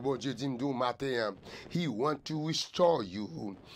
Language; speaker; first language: English; non-native, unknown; Haitian Creole